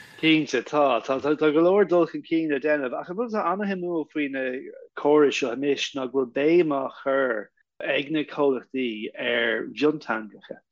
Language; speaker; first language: Irish; native; Irish